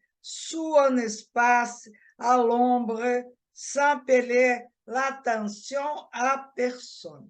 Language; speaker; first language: French; non-native, learner; Portuguese